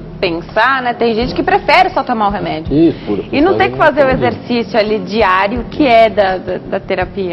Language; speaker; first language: Portuguese; native; Portuguese